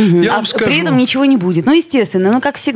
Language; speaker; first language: Russian; native; Russian